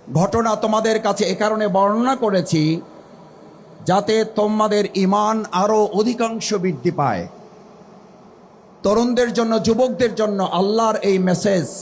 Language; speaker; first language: Bangla; native; Bangla